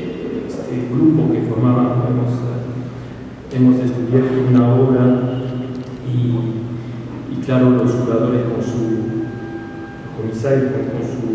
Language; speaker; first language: Spanish; non-native, fluent; French